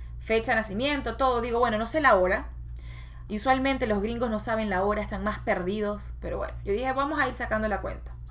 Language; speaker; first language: Spanish; native; Spanish